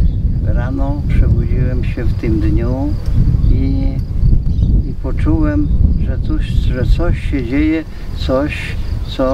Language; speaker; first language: Polish; native; Polish